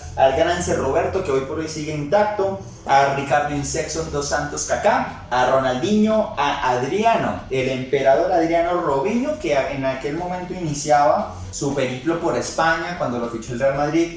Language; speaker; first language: Spanish; native; Spanish